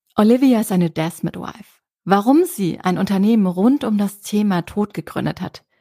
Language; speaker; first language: German; native; German